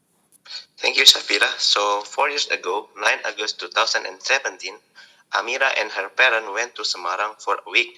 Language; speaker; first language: English; non-native, learner; Indonesian